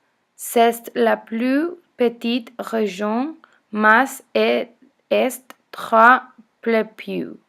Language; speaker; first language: French; non-native, learner; Spanish